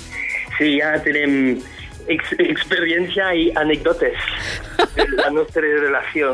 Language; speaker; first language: Catalan; non-native, fluent; French